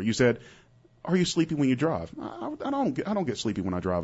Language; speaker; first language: English; native; English